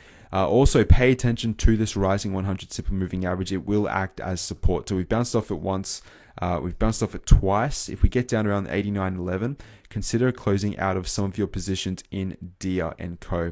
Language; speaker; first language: English; native; English